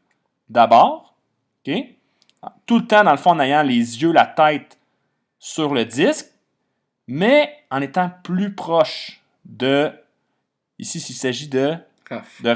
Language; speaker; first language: French; native; French